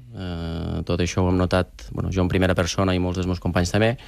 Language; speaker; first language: Catalan; native; Catalan